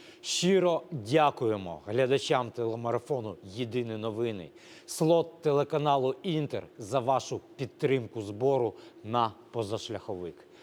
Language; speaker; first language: Ukrainian; native; Ukrainian